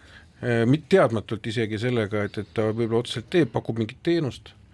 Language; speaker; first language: Estonian; native; Estonian